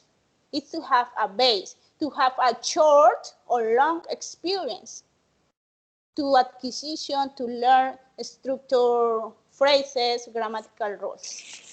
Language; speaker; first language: English; non-native, learner; Spanish